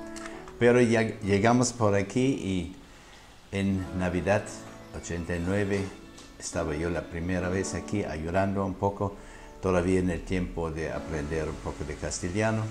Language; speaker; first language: Spanish; non-native, fluent; German